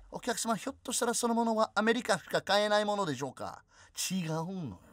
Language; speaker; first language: Japanese; non-native, fluent; English